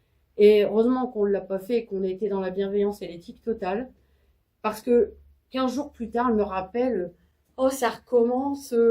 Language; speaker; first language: French; native; French